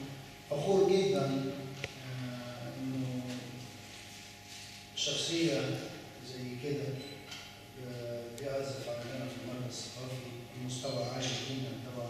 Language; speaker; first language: Arabic; non-native, learner; Russian